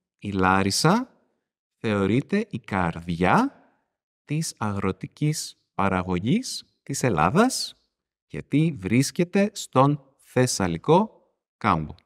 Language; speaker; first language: Greek; native; Greek